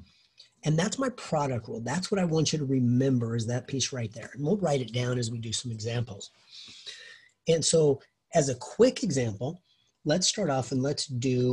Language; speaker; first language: English; native; English